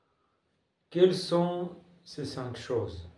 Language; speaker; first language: French; non-native, fluent; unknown